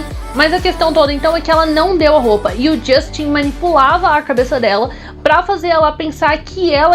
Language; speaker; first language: Portuguese; native; Portuguese